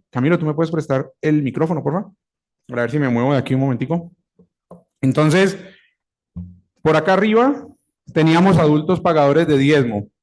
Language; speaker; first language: Spanish; native; Spanish